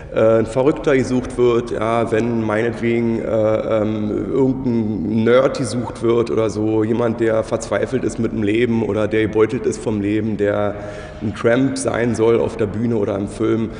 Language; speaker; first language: German; native; German